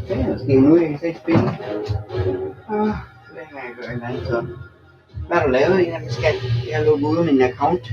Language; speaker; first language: Danish; native; Danish